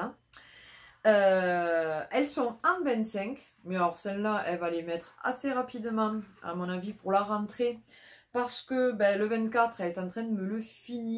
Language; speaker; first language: French; native; French